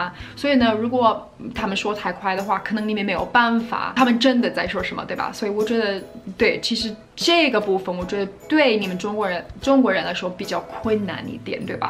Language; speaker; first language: Chinese; non-native, fluent; English